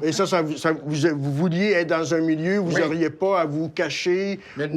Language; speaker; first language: French; native; French